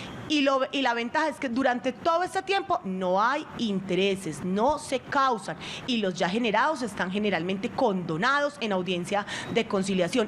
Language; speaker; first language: Spanish; native; Spanish